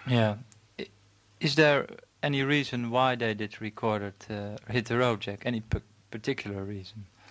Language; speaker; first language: English; non-native, fluent; Dutch